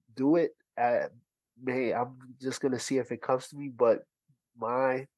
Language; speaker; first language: English; early bilingual, other home language; Haitian Creole